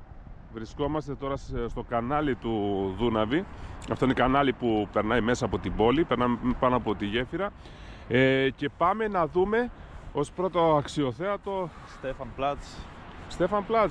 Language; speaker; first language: Greek; native; Greek